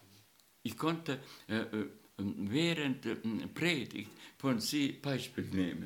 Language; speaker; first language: German; non-native, learner; Estonian